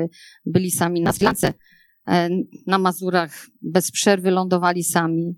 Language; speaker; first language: Polish; native; Polish